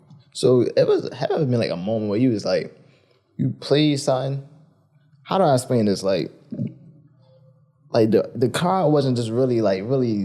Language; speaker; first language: English; native; English